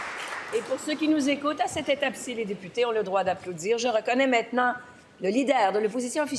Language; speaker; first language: French; native; French